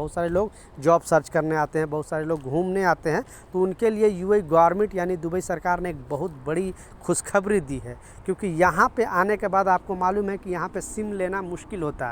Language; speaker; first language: Hindi; native; Hindi